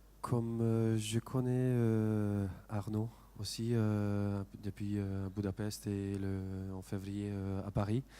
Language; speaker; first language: French; non-native, fluent; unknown